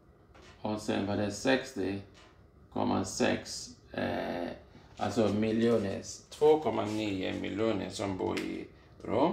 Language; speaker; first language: Swedish; non-native, fluent; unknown